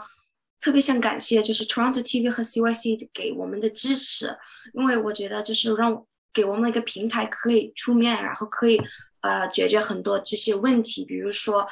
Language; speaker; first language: Chinese; early bilingual, heritage; Chinese